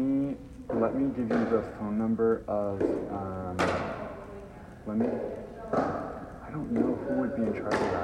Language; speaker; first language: English; native; English